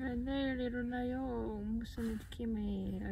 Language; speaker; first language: Korean; non-native, learner; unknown